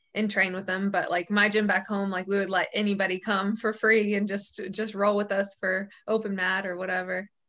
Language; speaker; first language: English; native; English